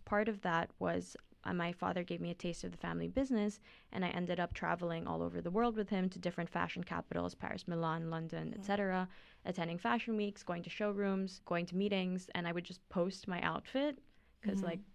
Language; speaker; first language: English; non-native, local second language; Filipino